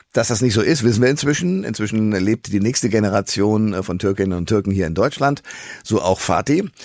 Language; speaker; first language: German; native; German